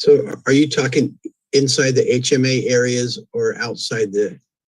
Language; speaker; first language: English; native; English